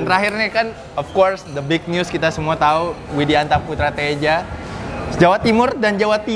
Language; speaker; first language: Indonesian; native; Indonesian